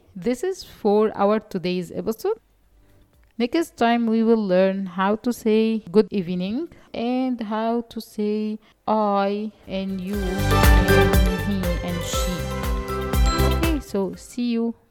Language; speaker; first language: English; non-native, fluent; Arabic